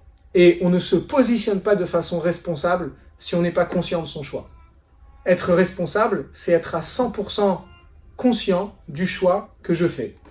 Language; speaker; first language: French; native; French